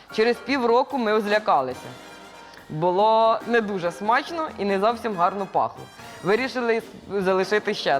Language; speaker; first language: Ukrainian; native; Ukrainian